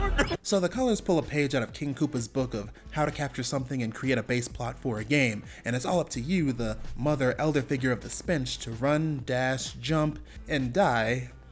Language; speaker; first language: English; native; English